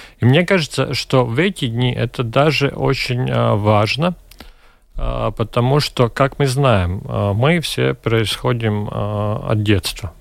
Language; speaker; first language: Russian; non-native, local second language; Latvian